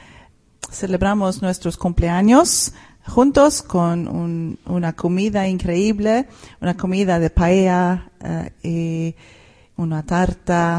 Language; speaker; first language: Spanish; non-native, fluent; Swedish